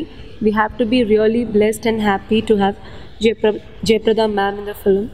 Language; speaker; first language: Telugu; non-native, local second language; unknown